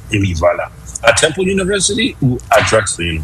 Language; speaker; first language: French; non-native, fluent; English